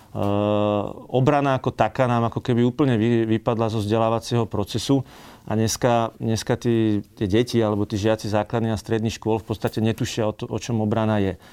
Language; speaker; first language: Slovak; native; Slovak